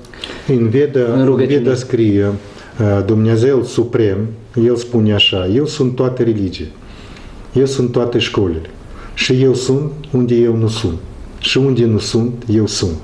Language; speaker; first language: Romanian; non-native, local second language; Russian